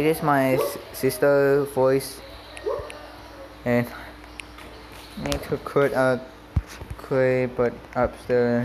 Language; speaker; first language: English; non-native, learner; Indonesian